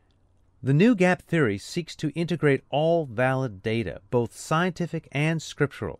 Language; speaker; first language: English; native; English